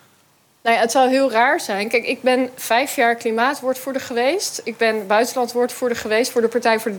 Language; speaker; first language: Dutch; native; Dutch